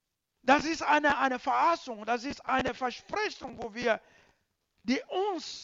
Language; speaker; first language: German; non-native, learner; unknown